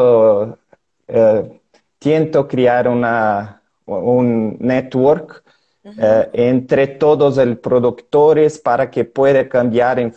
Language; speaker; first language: Spanish; non-native, learner; Portuguese